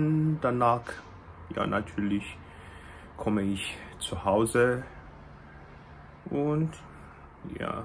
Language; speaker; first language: German; non-native, learner; Korean